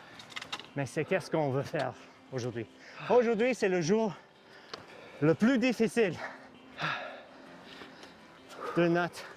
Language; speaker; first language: French; non-native, learner; English